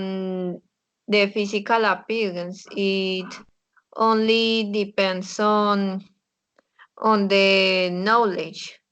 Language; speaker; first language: English; non-native, learner; Spanish